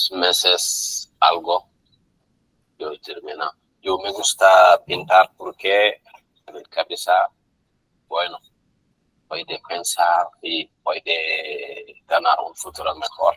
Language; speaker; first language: Spanish; non-native, learner; Wolof